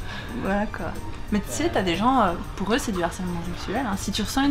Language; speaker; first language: French; native; French